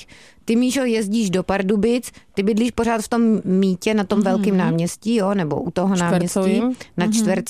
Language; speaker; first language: Czech; native; Czech